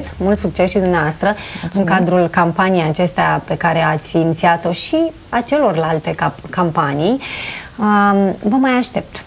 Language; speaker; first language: Romanian; native; Romanian